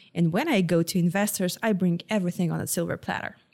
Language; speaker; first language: English; non-native, fluent; Hebrew